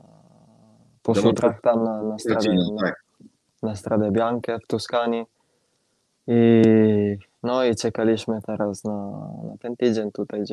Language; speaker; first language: Polish; non-native, fluent; Italian